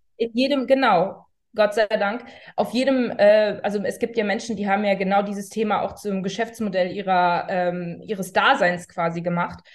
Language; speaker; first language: German; early bilingual, other home language; Persian